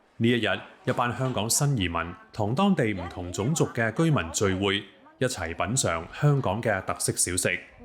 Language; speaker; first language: Cantonese; native; Cantonese